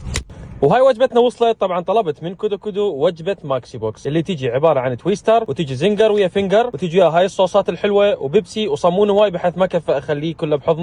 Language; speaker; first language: Arabic; native; Arabic